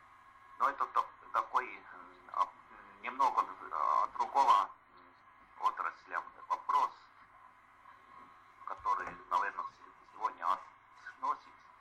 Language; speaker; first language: Russian; non-native, fluent; Estonian